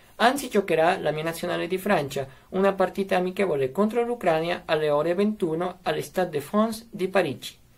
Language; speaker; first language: Italian; non-native, fluent; Spanish